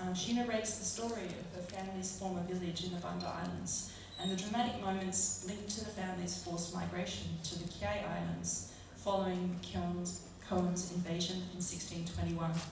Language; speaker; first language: English; native; English